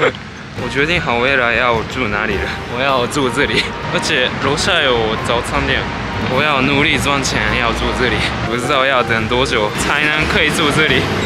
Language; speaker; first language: Chinese; early bilingual, heritage; Japanese